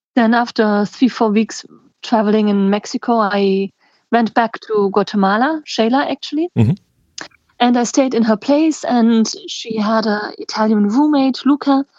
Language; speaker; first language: English; non-native, fluent; German